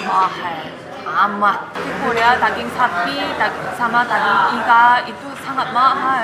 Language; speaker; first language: Indonesian; non-native, fluent; Korean